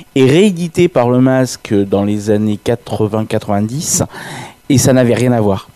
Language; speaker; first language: French; native; French